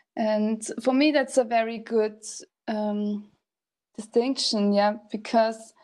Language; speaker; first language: English; non-native, fluent; German